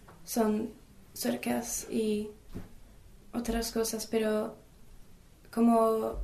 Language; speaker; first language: Spanish; non-native, learner; English